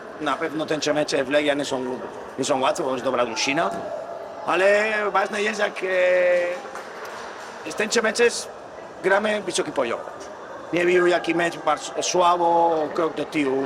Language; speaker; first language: Polish; non-native, learner; Spanish